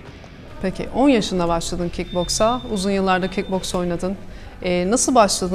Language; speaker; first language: Turkish; native; Turkish